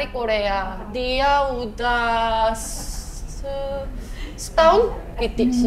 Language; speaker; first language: Indonesian; non-native, learner; Korean